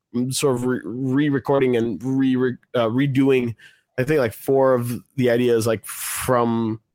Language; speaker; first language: English; native; English